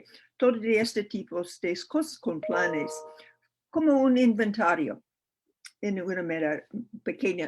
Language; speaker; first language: Spanish; non-native, learner; English